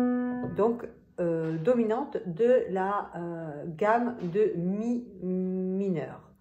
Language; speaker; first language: French; native; French